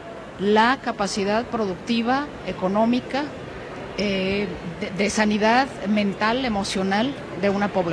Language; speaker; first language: Spanish; native; Spanish